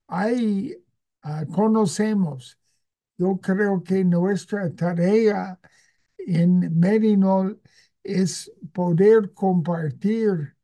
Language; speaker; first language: Spanish; non-native, fluent; English